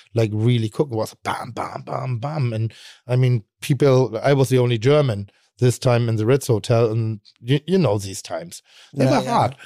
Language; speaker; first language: English; non-native, fluent; German